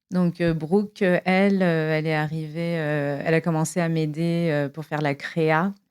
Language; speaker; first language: French; native; French